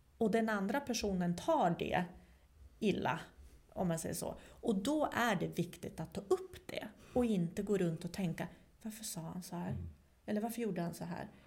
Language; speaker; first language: Swedish; non-native, fluent; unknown